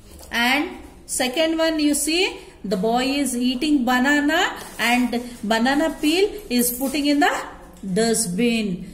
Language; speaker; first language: English; non-native, local second language; Kannada